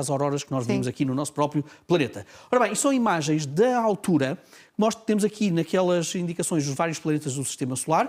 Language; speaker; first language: Portuguese; native; Portuguese